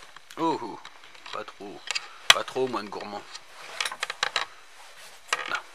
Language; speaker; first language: French; native; French